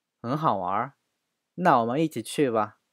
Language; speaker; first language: Chinese; non-native, fluent; Korean